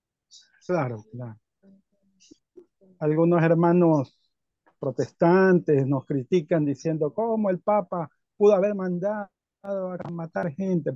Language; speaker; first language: Spanish; native; Spanish